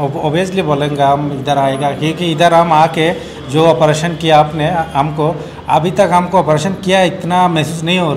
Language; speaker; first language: Hindi; non-native, learner; Bangla